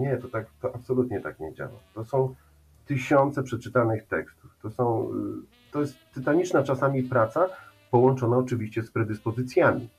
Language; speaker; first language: Polish; native; Polish